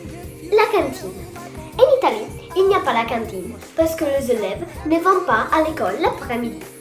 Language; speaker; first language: French; non-native, learner; Italian